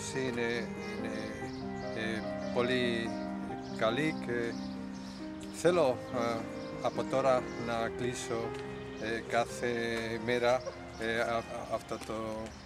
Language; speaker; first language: Greek; non-native, learner; Spanish